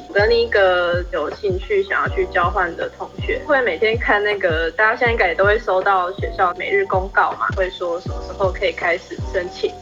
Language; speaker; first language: Chinese; native; Chinese